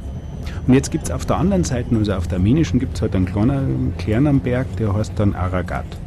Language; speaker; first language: German; native; German